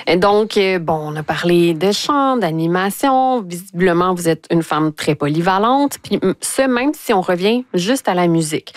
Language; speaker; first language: French; native; French